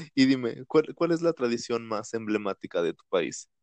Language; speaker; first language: Spanish; native; Spanish